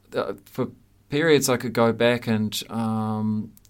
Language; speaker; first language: English; native; English